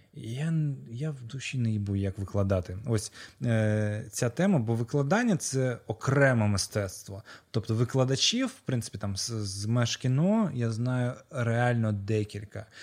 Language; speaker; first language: Ukrainian; non-native, local second language; Russian